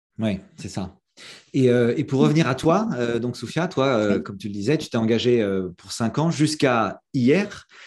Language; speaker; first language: French; native; French